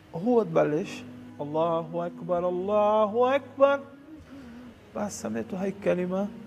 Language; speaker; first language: Arabic; non-native, learner; Portuguese